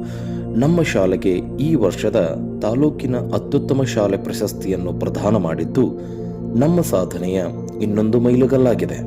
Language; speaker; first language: Kannada; native; Kannada